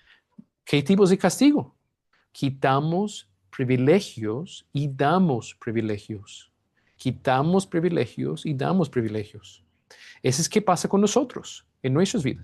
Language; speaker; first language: Spanish; non-native, fluent; English